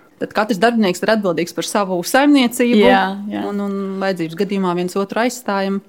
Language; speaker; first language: Latvian; native; Latvian